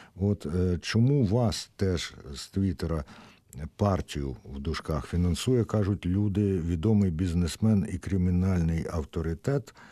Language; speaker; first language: Ukrainian; native; Ukrainian